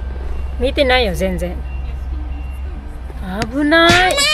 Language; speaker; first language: Japanese; non-native, fluent; Filipino